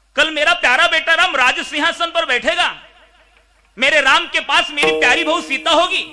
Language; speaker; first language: Hindi; non-native, local second language; Marathi